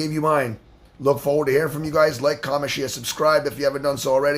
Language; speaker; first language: English; native; English